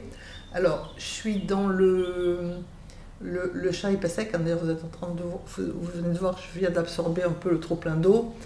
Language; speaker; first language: French; native; French